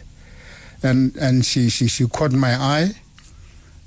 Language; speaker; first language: English; non-native, local second language; Tswana